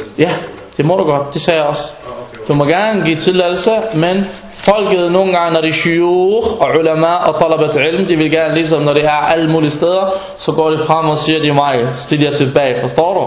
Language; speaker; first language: Danish; non-native, fluent; Arabic